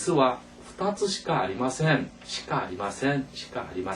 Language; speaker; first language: Japanese; non-native, fluent; Korean